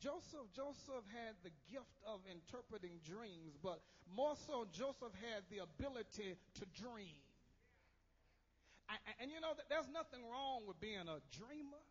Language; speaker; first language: English; native; English